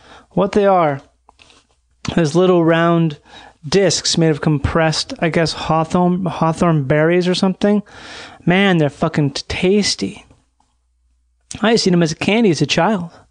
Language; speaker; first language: English; native; English